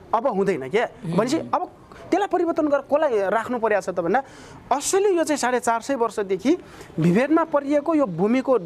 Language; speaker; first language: Nepali; non-native, local second language; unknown